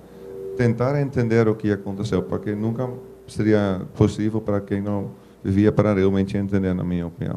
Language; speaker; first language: Portuguese; non-native, fluent; Dutch